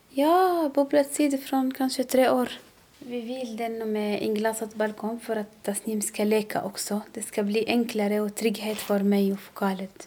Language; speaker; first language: Swedish; non-native, learner; Arabic